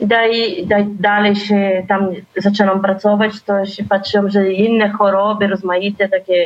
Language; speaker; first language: Polish; early bilingual, heritage; Polish